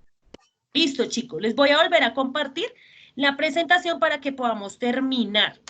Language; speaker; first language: Spanish; native; Spanish